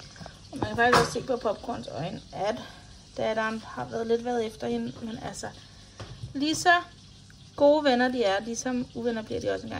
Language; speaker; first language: Danish; native; Danish